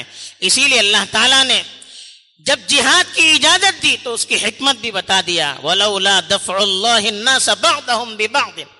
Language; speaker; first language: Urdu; native; Urdu